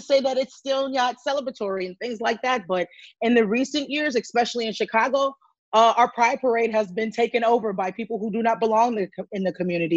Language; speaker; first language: English; native; English